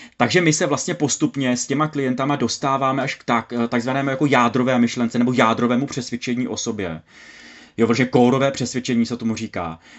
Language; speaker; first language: Czech; native; Czech